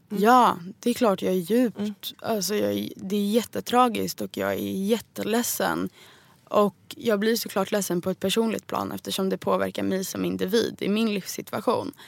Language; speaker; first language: Swedish; native; Swedish